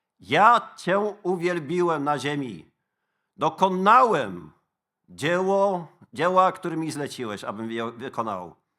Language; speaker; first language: Polish; non-native, fluent; Dutch